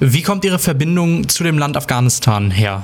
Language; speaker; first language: German; native; German